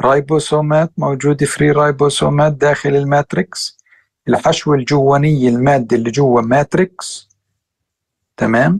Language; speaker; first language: Arabic; native; Arabic